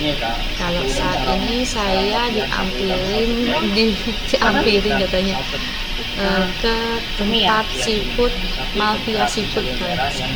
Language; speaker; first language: Indonesian; non-native, local second language; Javanese